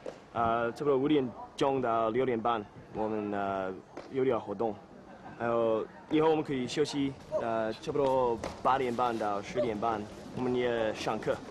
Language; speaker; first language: Chinese; non-native, learner; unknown